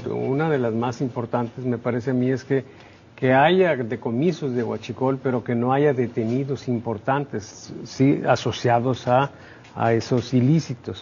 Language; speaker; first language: Spanish; native; Spanish